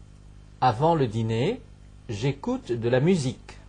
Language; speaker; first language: French; non-native, fluent; Chinese